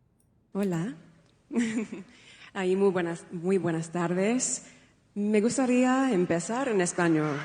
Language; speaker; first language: Spanish; non-native, fluent; English